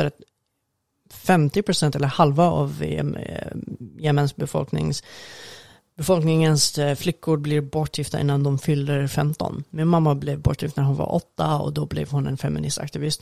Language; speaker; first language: Swedish; non-native, fluent; Arabic